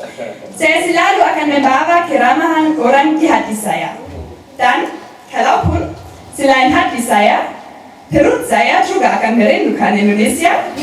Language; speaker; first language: Indonesian; non-native, learner; German